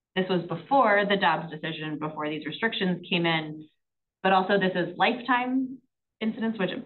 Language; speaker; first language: English; native; English